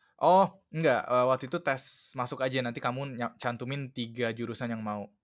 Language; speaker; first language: Indonesian; early bilingual, other home language; English